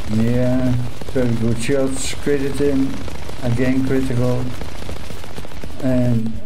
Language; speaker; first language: English; non-native, fluent; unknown